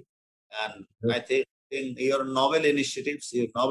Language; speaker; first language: English; non-native, local second language; Bangla